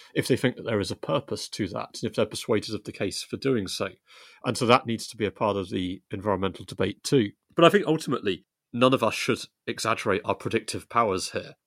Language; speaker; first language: English; native; English